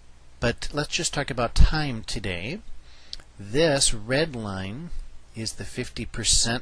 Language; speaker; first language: English; native; English